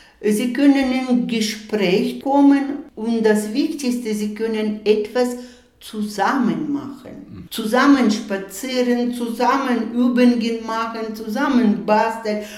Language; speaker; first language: German; non-native, learner; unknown